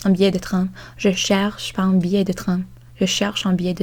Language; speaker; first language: French; non-native, learner; English